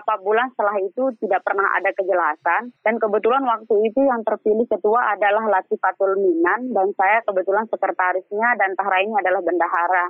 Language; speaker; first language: Indonesian; non-native, local second language; Sasak